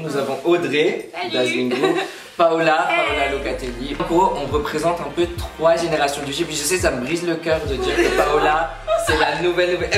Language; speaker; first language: French; native; French